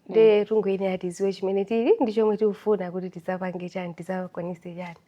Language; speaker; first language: Nyanja; non-native, local second language; Tumbuka